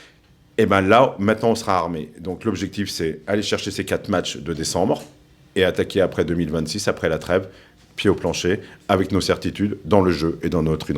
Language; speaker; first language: French; native; French